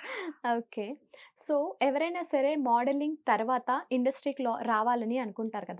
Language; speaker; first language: Telugu; native; Telugu